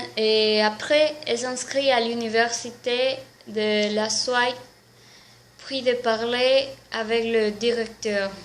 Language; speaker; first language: French; non-native, learner; Spanish